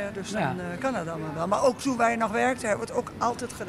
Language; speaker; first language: Dutch; native; Dutch